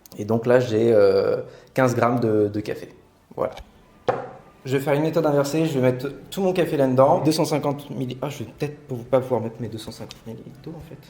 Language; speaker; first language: French; native; French